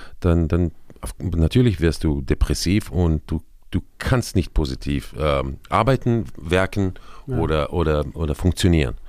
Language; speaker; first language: German; non-native, fluent; Spanish